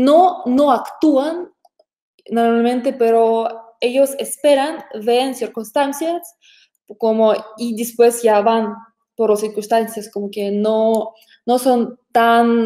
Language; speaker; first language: Spanish; non-native, fluent; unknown